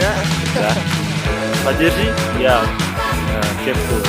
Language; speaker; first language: Russian; non-native, local second language; Kazakh